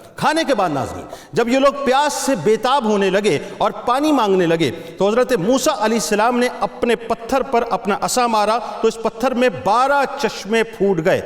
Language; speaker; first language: Urdu; native; Urdu